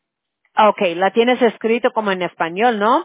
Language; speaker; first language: Spanish; early bilingual, heritage; English